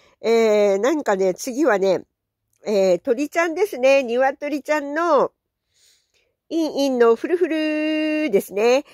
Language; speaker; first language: Japanese; native; Japanese